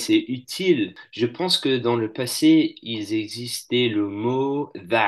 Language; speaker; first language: French; non-native, fluent; English